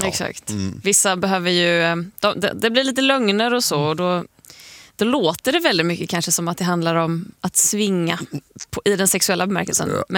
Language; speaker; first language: Swedish; native; Swedish